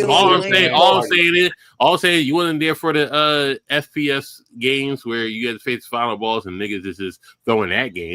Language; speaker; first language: English; native; English